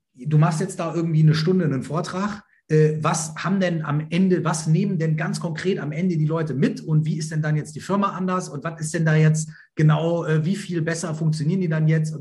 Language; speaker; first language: German; native; German